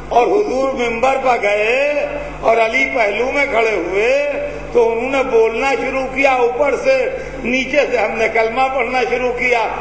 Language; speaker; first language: Urdu; native; Urdu